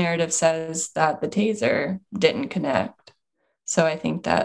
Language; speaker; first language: English; native; English